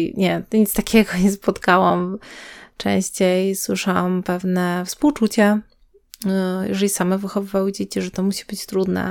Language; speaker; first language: Polish; native; Polish